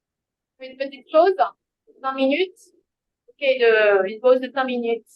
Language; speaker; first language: French; non-native, fluent; Chinese